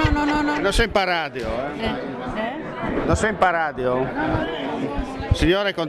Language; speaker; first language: Italian; native; Italian